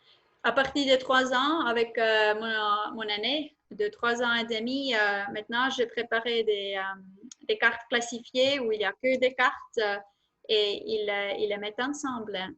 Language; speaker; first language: French; non-native, fluent; Estonian